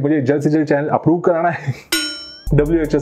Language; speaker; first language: Hindi; native; Hindi